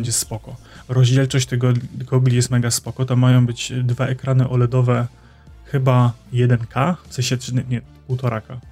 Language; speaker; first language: Polish; native; Polish